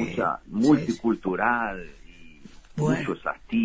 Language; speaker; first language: Spanish; non-native, fluent; Portuguese